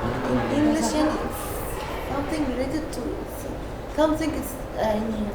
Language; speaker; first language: English; non-native, learner; Arabic